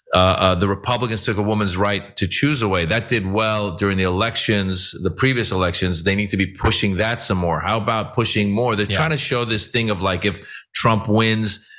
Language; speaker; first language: English; non-native, fluent; Persian